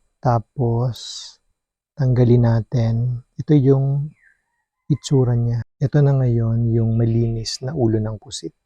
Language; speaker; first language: Filipino; non-native, local second language; Bikol